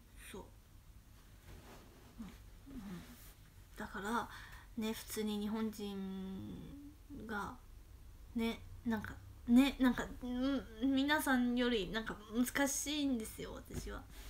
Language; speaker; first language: Japanese; non-native, fluent; Chinese